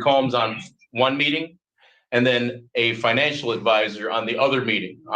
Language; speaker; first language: English; native; English